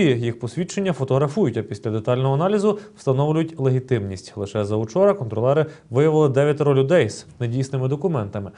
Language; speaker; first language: Ukrainian; native; Ukrainian